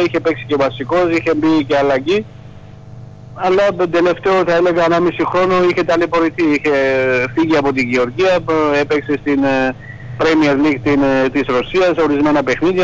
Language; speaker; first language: Greek; non-native, fluent; Georgian